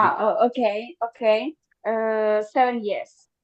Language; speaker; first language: English; non-native, learner; Ukrainian